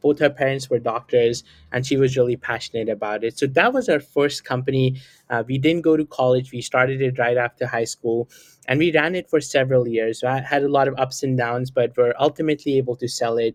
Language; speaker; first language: English; non-native, local second language; Hindi